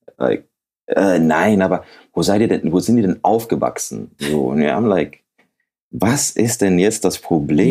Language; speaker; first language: German; early bilingual, other home language; Akan